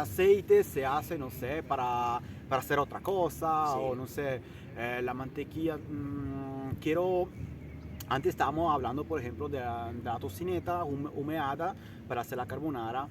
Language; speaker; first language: Spanish; early bilingual, heritage; Italian